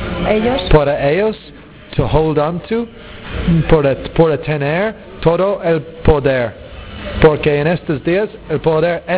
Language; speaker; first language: Spanish; non-native, learner; English